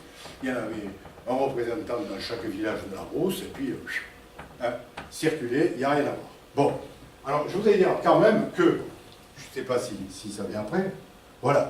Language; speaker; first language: French; native; French